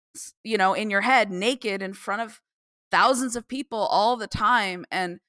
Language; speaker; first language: English; native; English